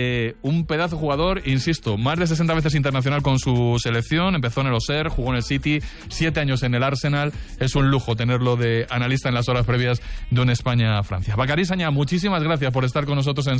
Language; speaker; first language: Spanish; native; Spanish